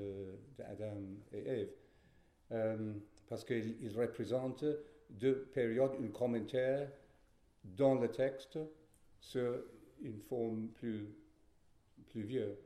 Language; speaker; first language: French; non-native, fluent; English